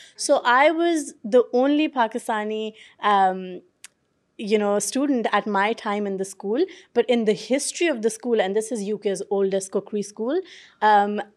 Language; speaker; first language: English; non-native, local second language; Urdu